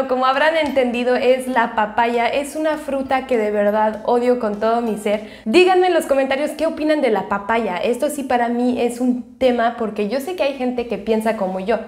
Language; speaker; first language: Spanish; non-native, fluent; French